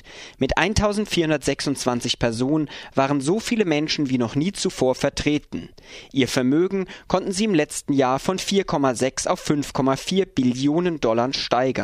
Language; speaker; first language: German; native; German